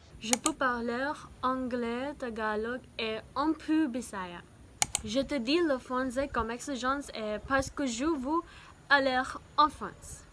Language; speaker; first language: French; non-native, learner; Filipino